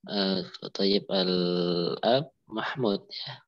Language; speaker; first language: Arabic; non-native, fluent; Indonesian